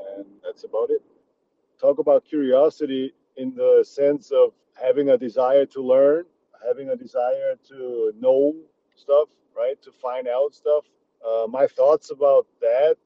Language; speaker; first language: English; early bilingual, other home language; Czech